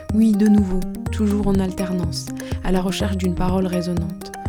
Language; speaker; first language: French; non-native, local second language; Arabic